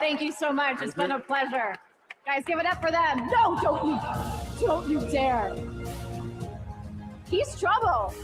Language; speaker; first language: English; native; English